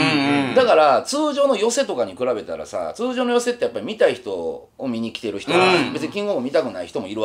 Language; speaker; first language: Japanese; native; Japanese